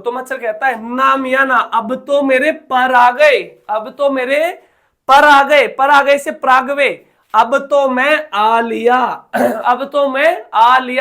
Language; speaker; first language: Hindi; native; Hindi